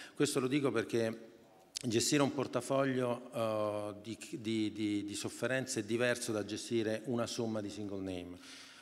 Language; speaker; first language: Italian; native; Italian